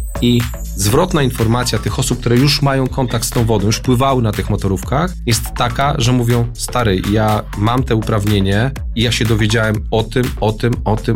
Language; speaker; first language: Polish; native; Polish